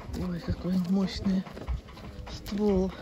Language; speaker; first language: Russian; native; Russian